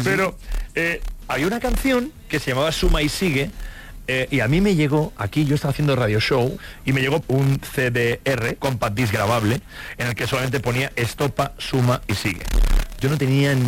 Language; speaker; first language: Spanish; native; Spanish